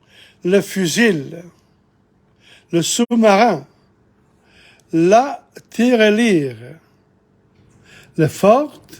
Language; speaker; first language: French; non-native, fluent; English